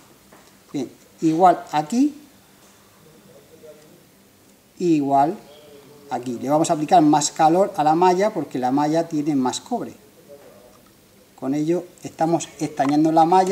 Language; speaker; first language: Spanish; native; Spanish